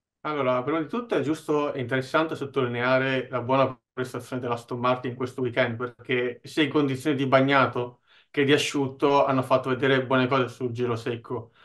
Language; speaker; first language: Italian; native; Italian